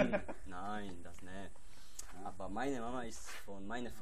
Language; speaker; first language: German; non-native, learner; Slovak